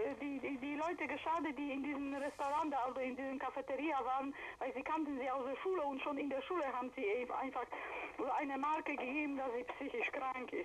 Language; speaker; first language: German; non-native, fluent; Polish